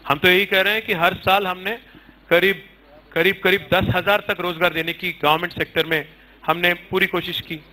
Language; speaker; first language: Hindi; non-native, local second language; Telugu